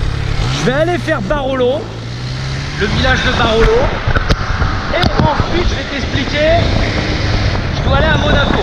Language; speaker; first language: French; native; French